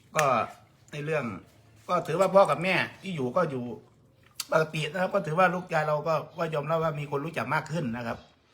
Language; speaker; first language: Thai; native; Thai